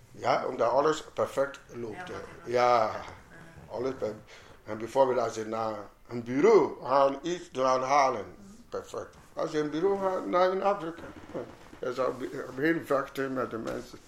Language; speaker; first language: Dutch; non-native, learner; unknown